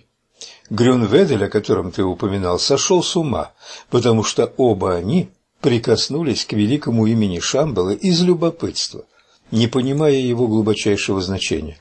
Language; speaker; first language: Russian; native; Russian